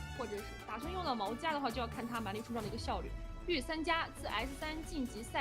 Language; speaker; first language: Chinese; native; Chinese